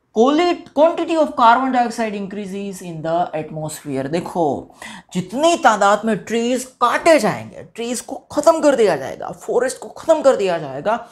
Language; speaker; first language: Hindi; non-native, local second language; Gujarati